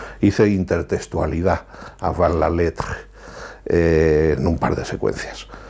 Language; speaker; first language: Spanish; native; Spanish